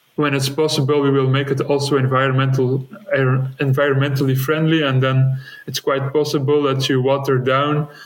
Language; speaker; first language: English; non-native, fluent; Dutch